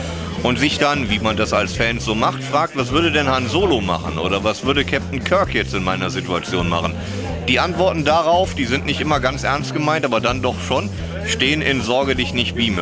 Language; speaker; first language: German; native; German